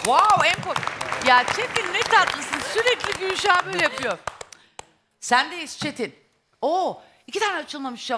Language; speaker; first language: Turkish; native; Turkish